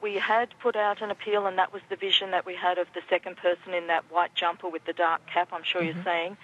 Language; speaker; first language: English; native; English